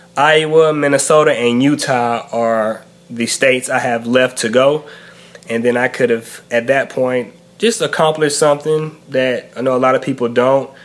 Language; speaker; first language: English; native; English